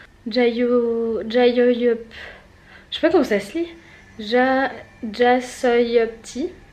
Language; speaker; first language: French; native; French